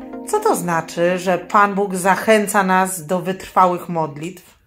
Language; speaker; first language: Polish; native; Polish